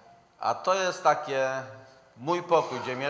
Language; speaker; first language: Polish; native; Polish